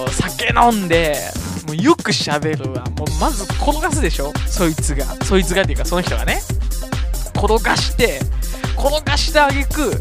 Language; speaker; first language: Japanese; native; Japanese